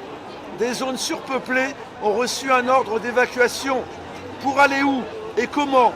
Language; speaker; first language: French; native; French